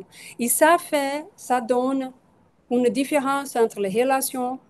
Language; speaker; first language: French; non-native, fluent; Portuguese